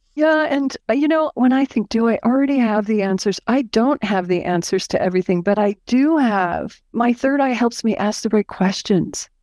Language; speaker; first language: English; native; English